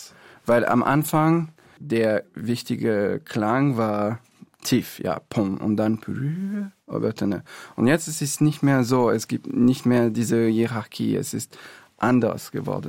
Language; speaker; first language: German; non-native, fluent; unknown